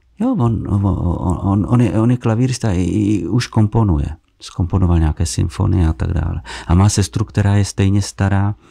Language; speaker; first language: Czech; native; Czech